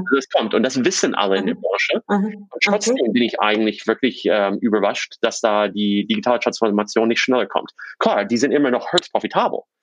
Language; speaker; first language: German; non-native, fluent; English